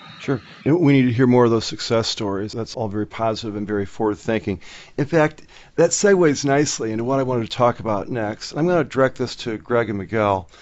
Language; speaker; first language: English; native; English